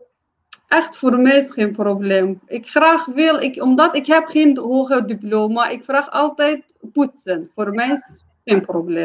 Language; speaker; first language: Dutch; non-native, learner; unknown